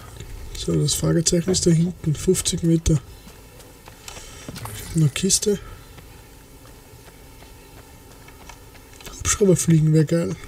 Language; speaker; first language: German; native; German